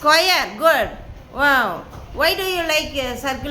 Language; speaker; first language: English; non-native, local second language; Tamil